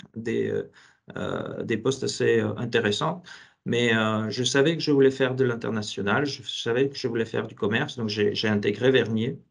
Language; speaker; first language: French; non-native, fluent; Georgian